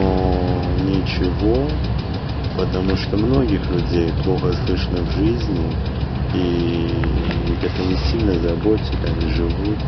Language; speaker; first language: Russian; non-native, local second language; Georgian